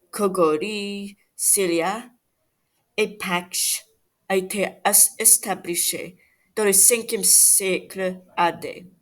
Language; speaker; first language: French; non-native, learner; English